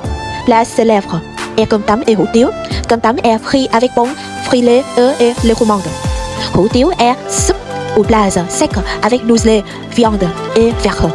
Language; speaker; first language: French; non-native, learner; Vietnamese